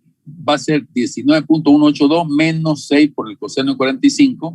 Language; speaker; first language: Spanish; native; Spanish